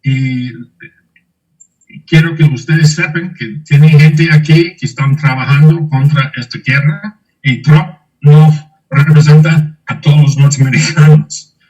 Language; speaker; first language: Spanish; non-native, fluent; English